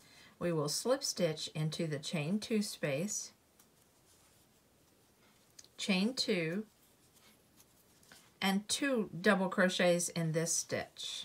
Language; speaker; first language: English; native; English